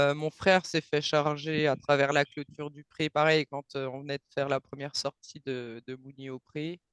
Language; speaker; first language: French; native; French